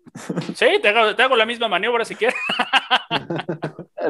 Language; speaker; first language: Spanish; native; Spanish